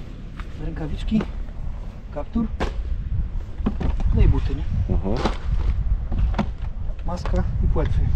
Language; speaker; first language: Polish; native; Polish